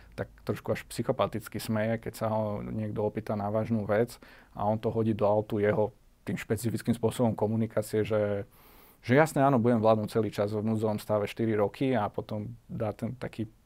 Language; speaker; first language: Slovak; native; Slovak